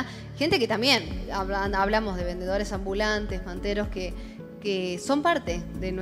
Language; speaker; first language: Spanish; native; Spanish